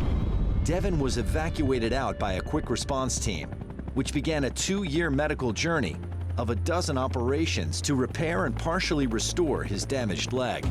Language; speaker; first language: English; native; English